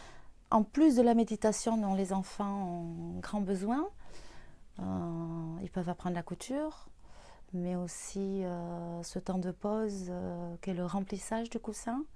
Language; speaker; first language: French; native; French